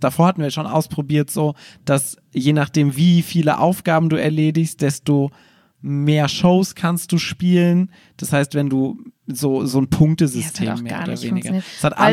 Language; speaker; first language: German; native; German